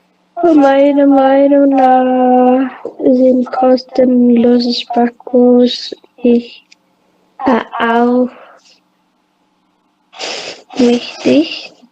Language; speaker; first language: German; non-native, learner; Indonesian